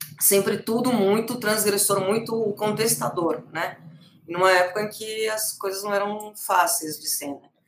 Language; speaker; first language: Portuguese; early bilingual, other home language; Spanish